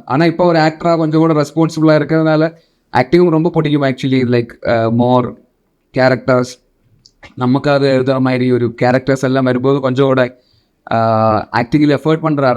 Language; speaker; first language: Tamil; non-native, local second language; Malayalam